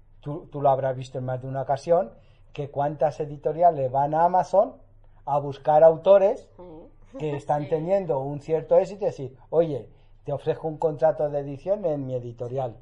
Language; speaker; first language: Spanish; native; Spanish